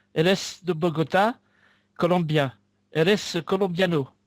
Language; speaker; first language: Spanish; non-native, learner; French